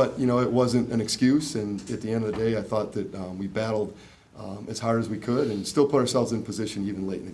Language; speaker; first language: English; native; English